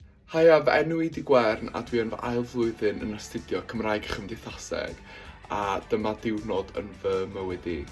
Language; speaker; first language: Welsh; native; Welsh